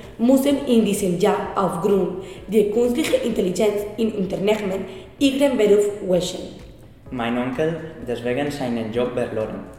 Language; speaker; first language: German; non-native, learner; Spanish